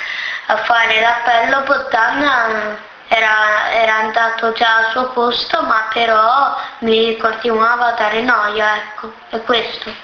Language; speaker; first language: Italian; early bilingual, other home language; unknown